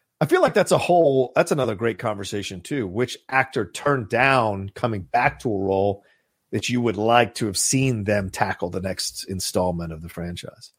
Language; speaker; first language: English; native; English